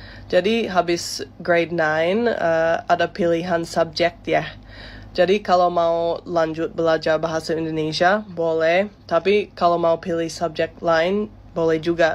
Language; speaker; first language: Indonesian; non-native, fluent; English